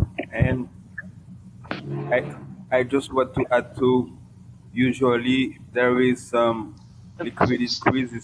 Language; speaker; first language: English; non-native, local second language; Haitian Creole